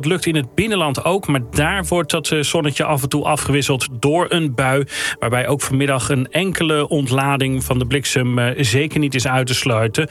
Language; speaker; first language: Dutch; native; Dutch